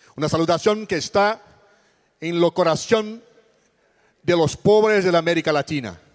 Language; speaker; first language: Spanish; non-native, learner; Portuguese